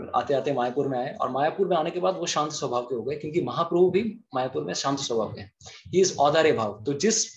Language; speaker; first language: Hindi; non-native, local second language; Bangla